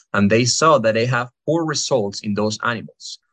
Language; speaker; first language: English; non-native, fluent; Spanish